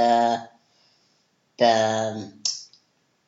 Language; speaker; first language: English; non-native, fluent; German